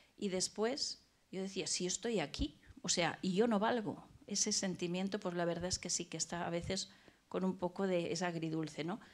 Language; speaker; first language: Spanish; native; Spanish